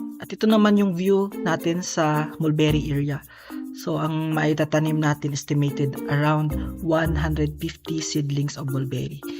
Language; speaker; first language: Filipino; non-native, local second language; Cebuano